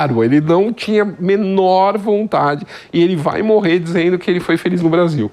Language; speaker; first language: Portuguese; native; Portuguese